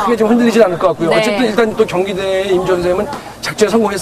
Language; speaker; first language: Korean; native; Korean